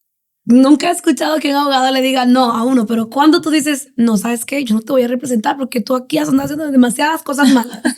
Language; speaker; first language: Spanish; native; Spanish